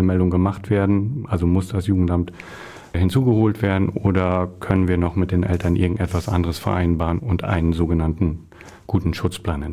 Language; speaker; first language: German; native; German